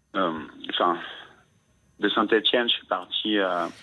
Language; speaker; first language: French; native; French